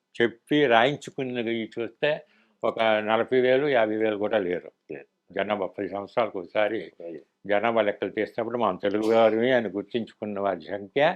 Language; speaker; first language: Telugu; early bilingual, heritage; Telugu